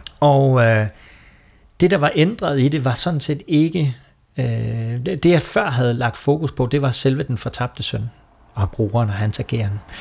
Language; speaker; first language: Danish; native; Danish